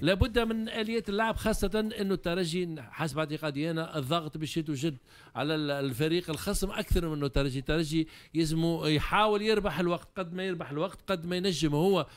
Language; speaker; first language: Arabic; native; Arabic